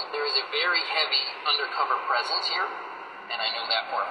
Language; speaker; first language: English; native; English